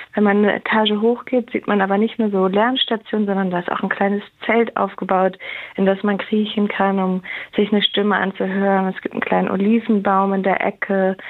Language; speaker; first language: German; native; German